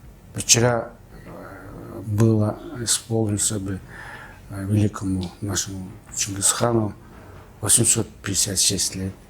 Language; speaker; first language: Russian; non-native, fluent; Mongolian